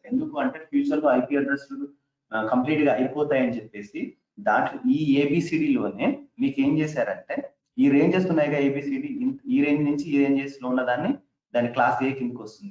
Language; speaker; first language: Telugu; native; Telugu